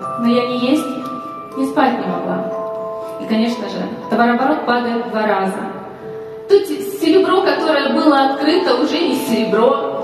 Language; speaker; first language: Russian; native; Russian